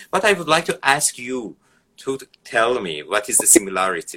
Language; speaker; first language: English; non-native, fluent; Persian